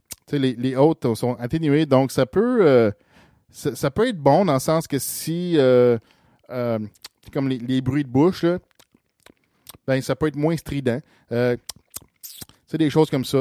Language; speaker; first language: French; native; French